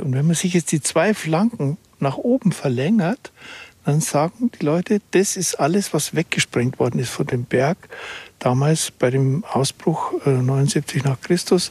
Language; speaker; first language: German; native; German